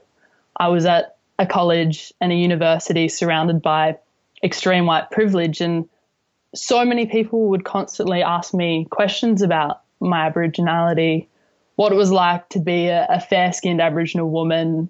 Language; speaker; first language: English; native; English